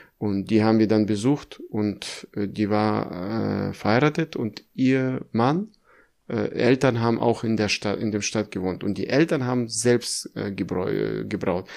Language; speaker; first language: German; early bilingual, other home language; Russian